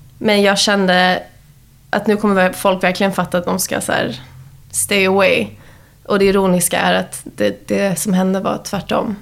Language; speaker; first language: Swedish; early bilingual, heritage; Swedish